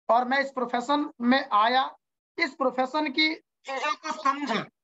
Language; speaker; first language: Hindi; native; Hindi